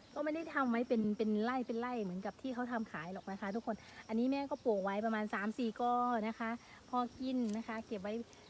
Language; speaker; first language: Thai; non-native, local second language; Northeastern Thai